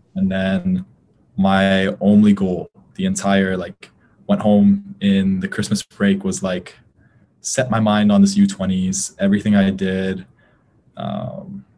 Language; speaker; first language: English; native; English